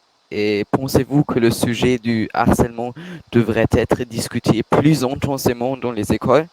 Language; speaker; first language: French; non-native, learner; German